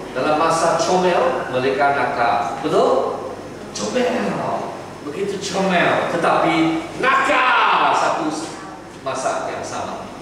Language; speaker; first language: Malay; non-native, local second language; Chinese